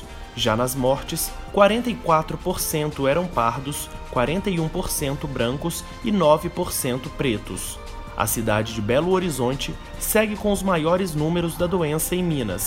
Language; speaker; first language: Portuguese; native; Portuguese